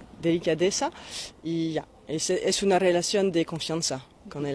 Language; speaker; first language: Spanish; non-native, fluent; French